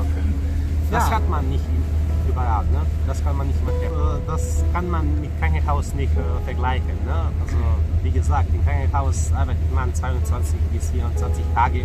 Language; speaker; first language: German; non-native, fluent; Serbian